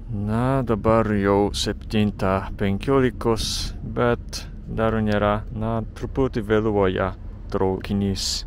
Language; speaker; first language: Lithuanian; non-native, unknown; Japanese